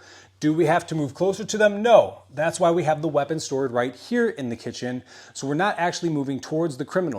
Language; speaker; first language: English; native; English